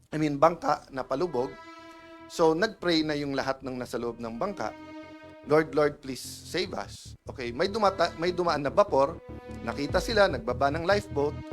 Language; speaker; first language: Filipino; native; Filipino